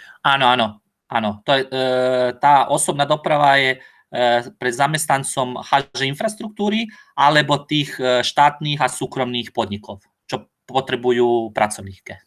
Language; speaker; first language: Slovak; non-native, learner; Croatian